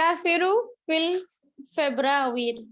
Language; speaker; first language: Arabic; non-native, learner; Urdu